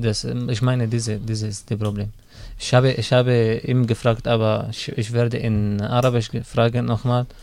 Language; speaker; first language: German; non-native, learner; Arabic